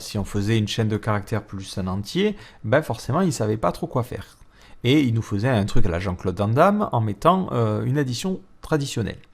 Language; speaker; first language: French; native; French